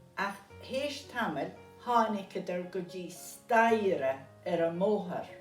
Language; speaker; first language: Irish; native; Irish